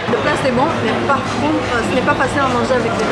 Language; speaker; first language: French; non-native, fluent; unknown